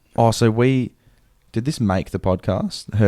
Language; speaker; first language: English; native; English